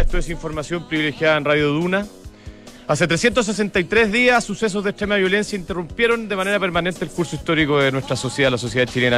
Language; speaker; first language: Spanish; native; Spanish